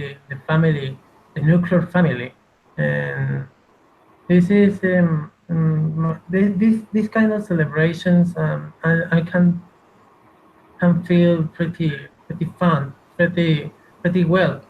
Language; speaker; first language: English; non-native, learner; Spanish